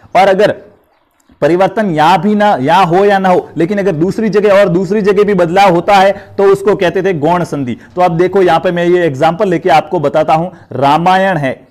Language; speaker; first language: Hindi; native; Hindi